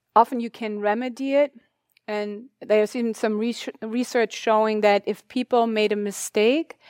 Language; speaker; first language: English; non-native, fluent; German